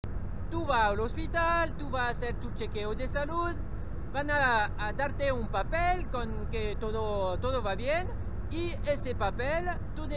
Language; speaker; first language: Spanish; non-native, learner; French